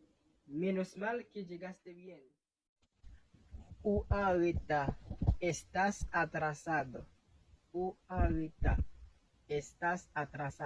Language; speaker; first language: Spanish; non-native, fluent; Haitian Creole